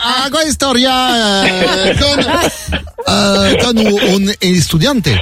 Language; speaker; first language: Spanish; non-native, learner; French